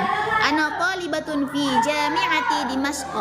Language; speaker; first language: Arabic; non-native, fluent; Indonesian